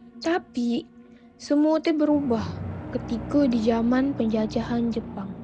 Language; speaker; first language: Malay; native; Malay